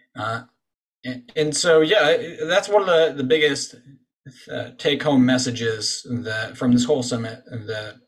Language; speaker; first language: English; native; English